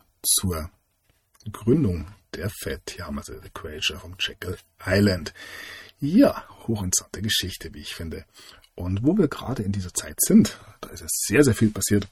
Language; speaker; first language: German; native; German